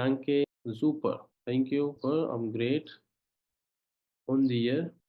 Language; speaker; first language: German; non-native, fluent; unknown